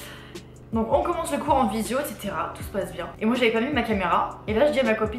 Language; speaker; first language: French; native; French